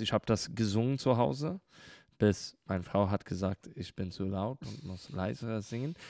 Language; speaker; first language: German; non-native, learner; English